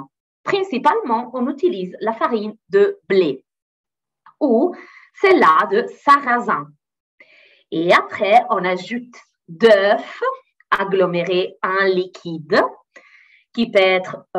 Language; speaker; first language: French; non-native, fluent; Italian